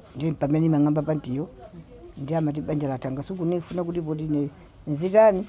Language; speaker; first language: Nyanja; native; Nyanja